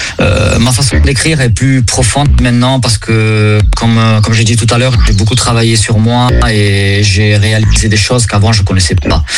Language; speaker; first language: French; early bilingual, heritage; Italian